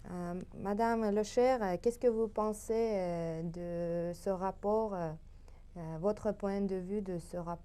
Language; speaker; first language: French; non-native, learner; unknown